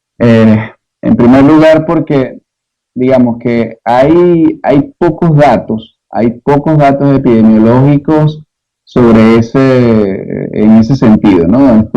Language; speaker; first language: Spanish; native; Spanish